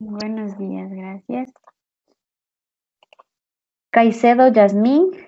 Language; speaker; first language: Spanish; native; Spanish